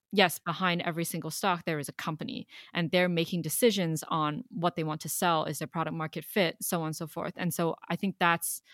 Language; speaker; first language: English; non-native, local second language; Cantonese